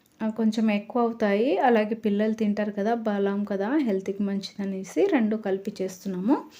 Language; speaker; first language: Telugu; non-native, local second language; Lambadi